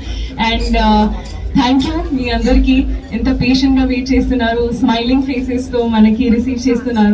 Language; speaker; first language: Telugu; non-native, local second language; Hindi